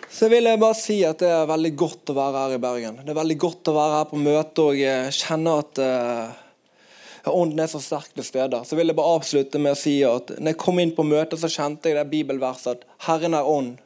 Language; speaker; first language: Norwegian; native; Norwegian